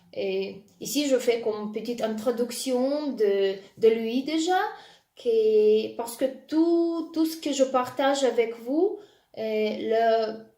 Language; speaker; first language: French; non-native, fluent; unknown